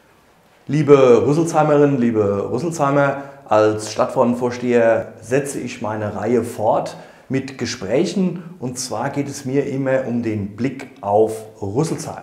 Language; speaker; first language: German; native; German